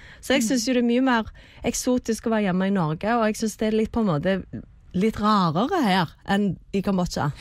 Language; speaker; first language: Norwegian; native; Norwegian